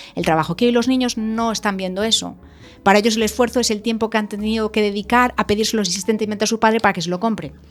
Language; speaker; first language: Spanish; native; Spanish